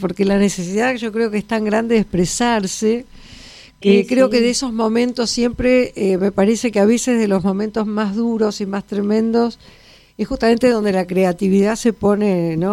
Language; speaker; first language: Spanish; native; Spanish